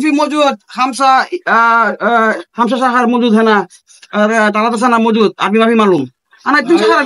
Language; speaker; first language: Arabic; non-native, learner; Bangla